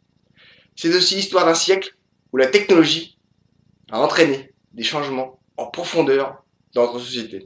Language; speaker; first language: French; native; French